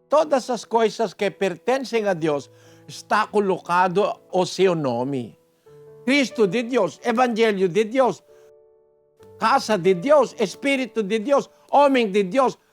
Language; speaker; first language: Portuguese; non-native, fluent; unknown